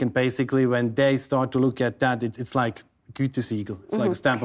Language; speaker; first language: English; non-native, fluent; German